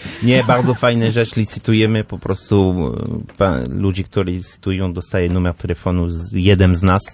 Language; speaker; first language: Polish; non-native, learner; French